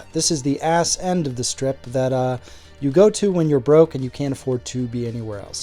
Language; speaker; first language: English; native; English